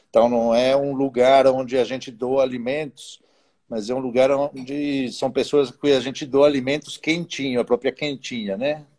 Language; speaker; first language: Portuguese; non-native, fluent; Italian